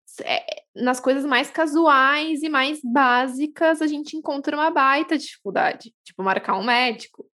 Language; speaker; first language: Portuguese; native; Portuguese